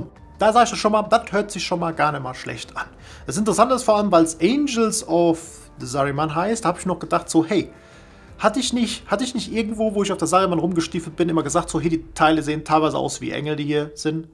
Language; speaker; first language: German; native; German